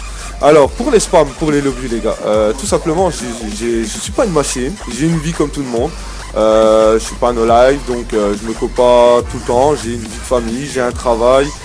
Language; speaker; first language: French; native; French